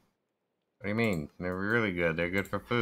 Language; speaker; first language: English; native; English